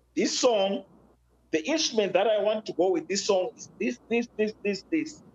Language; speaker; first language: English; non-native, local second language; Shona